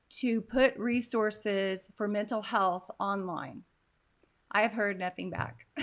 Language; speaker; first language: English; native; English